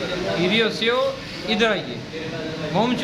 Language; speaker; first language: Korean; non-native, fluent; Urdu